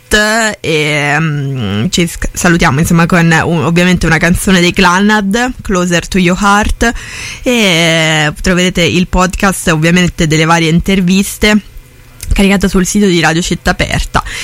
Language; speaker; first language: Italian; native; Italian